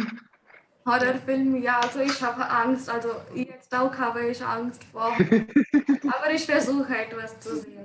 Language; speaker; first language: German; non-native, learner; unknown